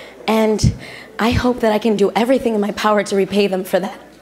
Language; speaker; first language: English; early bilingual, other home language; Spanish